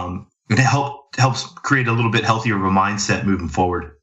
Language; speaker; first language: English; native; English